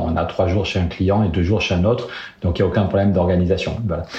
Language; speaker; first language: French; native; French